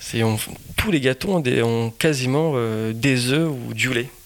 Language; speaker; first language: French; non-native, fluent; Portuguese